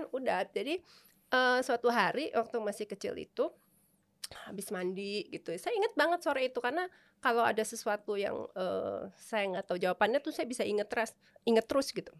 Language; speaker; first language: Indonesian; native; Indonesian